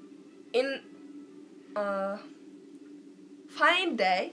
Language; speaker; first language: English; non-native, learner; Japanese